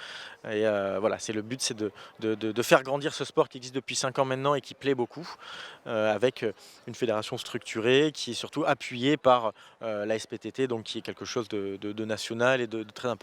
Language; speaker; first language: French; native; French